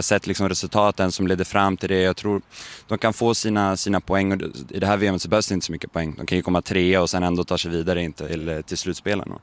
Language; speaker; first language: Swedish; early bilingual, other home language; English